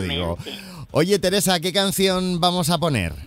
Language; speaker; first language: Spanish; native; Spanish